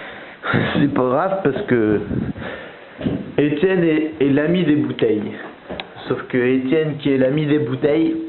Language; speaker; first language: French; native; French